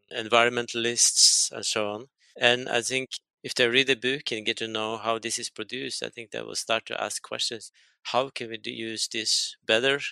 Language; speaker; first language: English; non-native, fluent; Norwegian